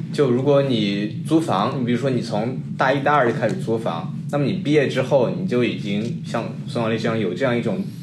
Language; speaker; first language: Chinese; native; Chinese